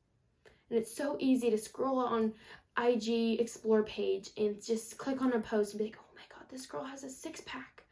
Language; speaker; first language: English; native; English